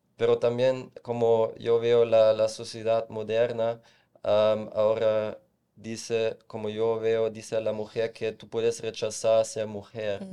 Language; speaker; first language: Spanish; non-native, fluent; German